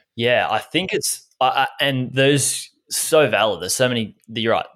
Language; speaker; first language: English; native; English